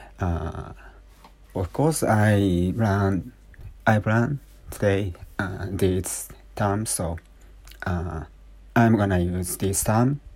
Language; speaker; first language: English; non-native, learner; Japanese